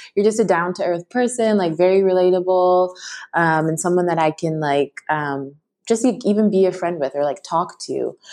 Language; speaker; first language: English; native; English